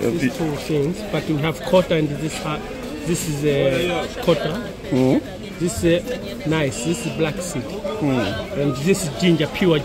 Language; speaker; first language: English; non-native, local second language; Swahili